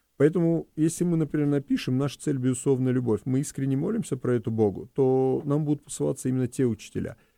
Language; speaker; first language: Russian; native; Russian